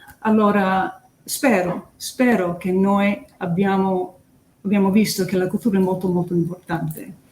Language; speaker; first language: Italian; early bilingual, heritage; English